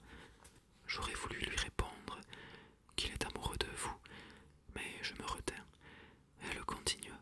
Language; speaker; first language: French; native; French